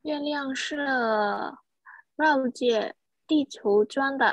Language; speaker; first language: Chinese; non-native, learner; Burmese